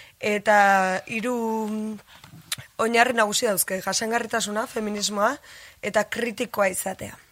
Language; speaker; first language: Basque; native; Basque